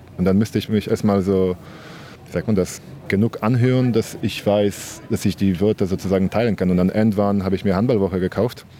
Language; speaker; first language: German; non-native, fluent; Polish